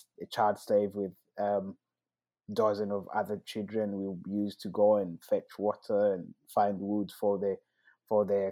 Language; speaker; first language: English; non-native, local second language; Kinyarwanda